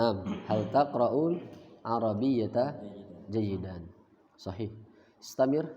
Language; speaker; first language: Arabic; non-native, fluent; Indonesian